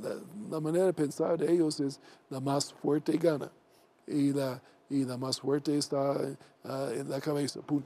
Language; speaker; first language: Spanish; non-native, learner; English